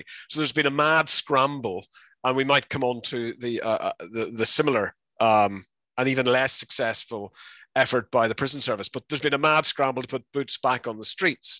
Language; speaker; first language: English; native; English